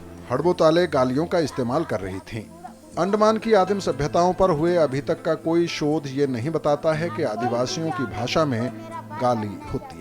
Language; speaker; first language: Hindi; native; Hindi